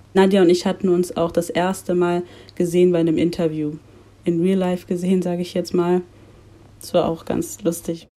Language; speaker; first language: German; early bilingual, other home language; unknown